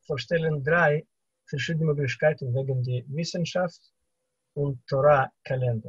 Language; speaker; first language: German; non-native, fluent; Russian